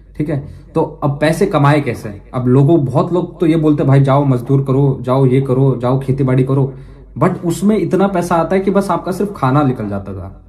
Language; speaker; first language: Hindi; native; Hindi